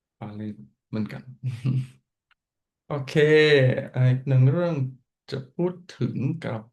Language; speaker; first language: Thai; non-native, fluent; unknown